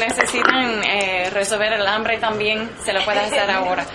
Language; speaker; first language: Spanish; non-native, fluent; English